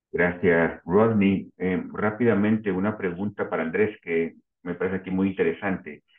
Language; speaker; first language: Spanish; native; Spanish